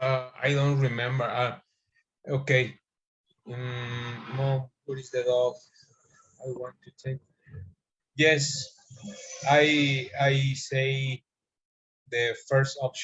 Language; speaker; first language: English; non-native, learner; Spanish